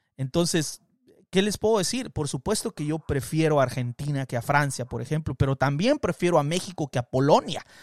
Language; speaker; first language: Spanish; native; Spanish